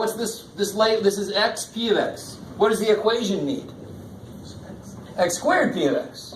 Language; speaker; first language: English; native; English